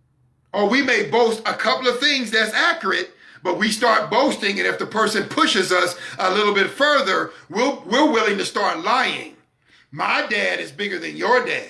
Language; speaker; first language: English; native; English